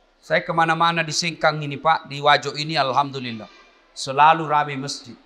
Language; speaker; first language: Indonesian; non-native, local second language; Buginese